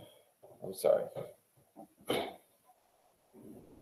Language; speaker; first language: English; native; English